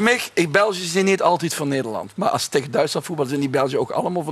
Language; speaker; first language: Dutch; native; Dutch